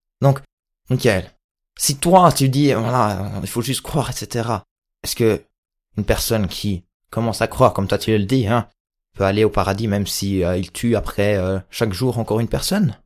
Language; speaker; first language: French; native; French